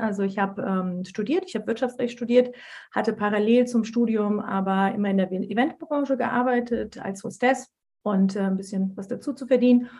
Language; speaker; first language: German; early bilingual, other home language; Turkish